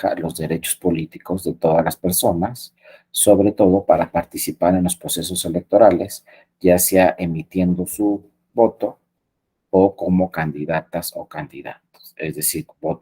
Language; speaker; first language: Spanish; native; Spanish